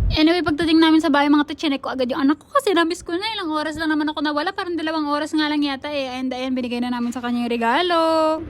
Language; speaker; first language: Filipino; native; Filipino